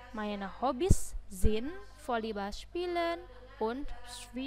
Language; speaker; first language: German; non-native, learner; Indonesian